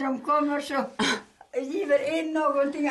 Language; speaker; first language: Swedish; early bilingual, heritage; Swedish